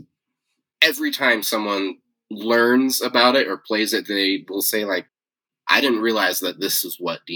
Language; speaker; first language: English; native; English